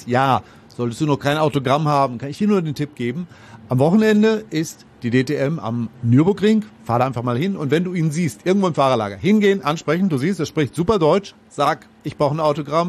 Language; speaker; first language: German; native; German